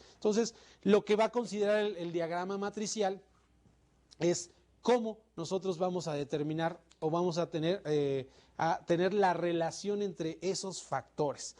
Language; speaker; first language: Spanish; native; Spanish